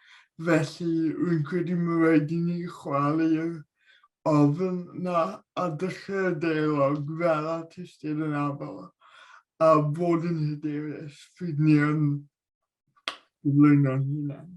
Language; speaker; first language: Welsh; non-native, local second language; English